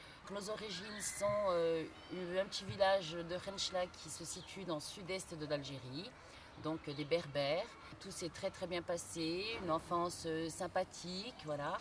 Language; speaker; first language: French; early bilingual, other home language; Kabyle